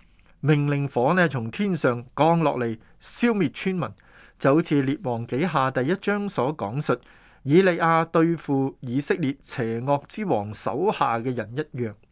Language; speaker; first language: Chinese; non-native, local second language; Cantonese